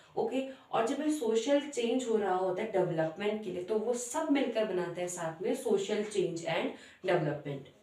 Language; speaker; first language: Hindi; native; Hindi